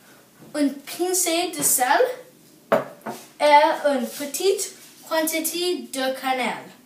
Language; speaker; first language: French; non-native, learner; English